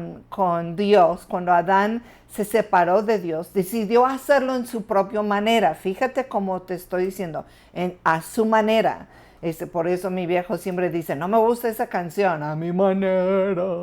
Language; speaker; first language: Spanish; non-native, fluent; English